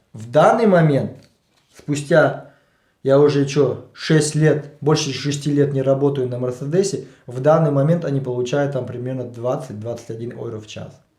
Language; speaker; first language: Russian; native; Russian